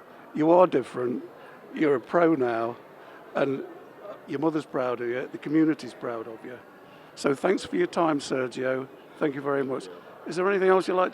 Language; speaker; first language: English; native; English